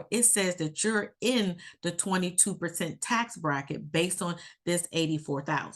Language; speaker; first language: English; native; English